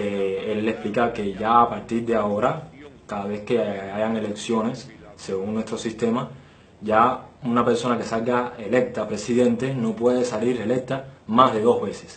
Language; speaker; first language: Spanish; native; Spanish